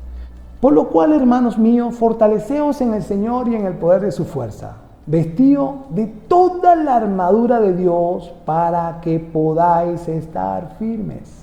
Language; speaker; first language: Spanish; native; Spanish